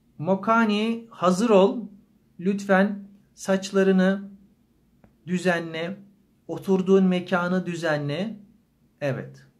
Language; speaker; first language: Turkish; native; Turkish